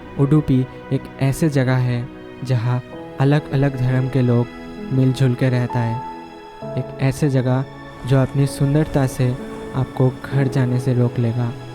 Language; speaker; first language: Hindi; non-native, local second language; Bangla